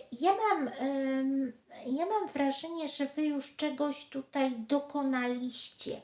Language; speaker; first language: Polish; native; Polish